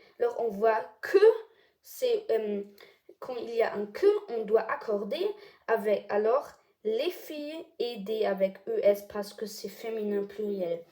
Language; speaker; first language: French; non-native, learner; German